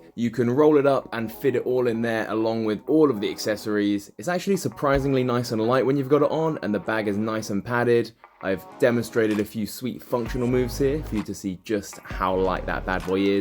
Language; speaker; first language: English; native; English